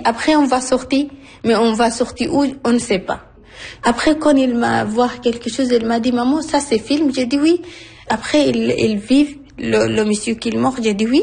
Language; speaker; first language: French; non-native, learner; Arabic